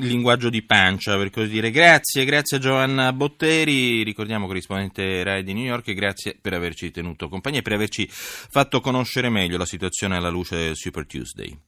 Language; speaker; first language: Italian; native; Italian